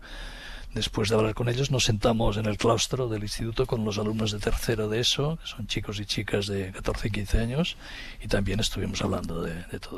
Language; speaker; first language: Spanish; native; Spanish